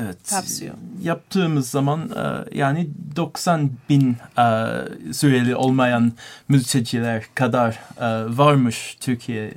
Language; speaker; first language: Turkish; non-native, learner; English